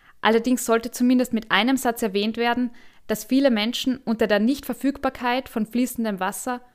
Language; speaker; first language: German; native; German